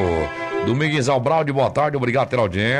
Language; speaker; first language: Portuguese; native; Portuguese